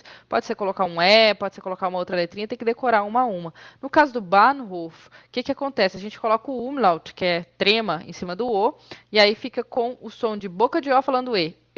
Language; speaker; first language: Portuguese; native; Portuguese